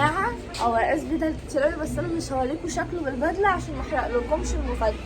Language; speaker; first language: Arabic; native; Arabic